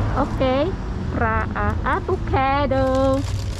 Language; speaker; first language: Filipino; native; Filipino